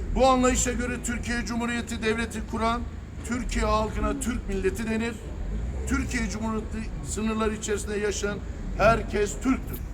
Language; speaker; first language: Turkish; early bilingual, heritage; Turkish